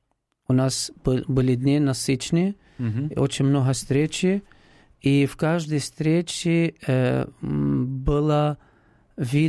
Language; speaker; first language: Russian; non-native, fluent; Arabic